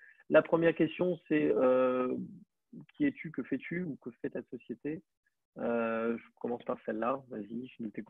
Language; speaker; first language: French; native; French